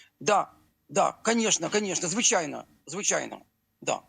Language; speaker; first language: Ukrainian; non-native, local second language; Russian